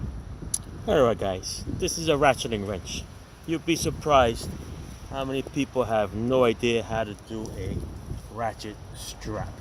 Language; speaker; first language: English; native; English